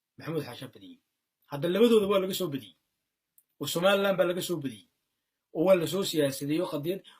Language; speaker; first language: Somali; native; Somali